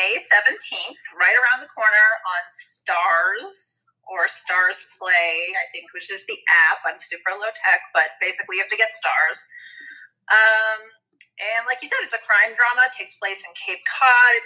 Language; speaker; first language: English; native; English